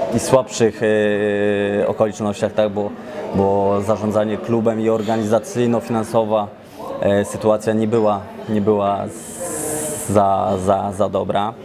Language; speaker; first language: Polish; native; Polish